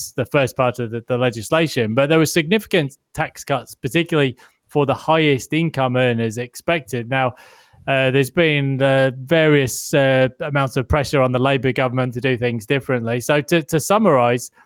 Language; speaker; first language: English; native; English